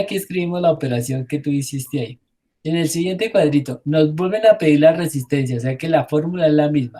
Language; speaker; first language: Spanish; native; Spanish